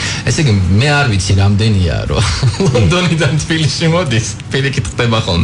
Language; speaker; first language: Georgian; native; Georgian